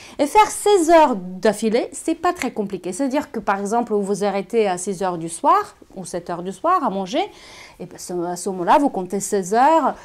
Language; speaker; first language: French; non-native, fluent; Bulgarian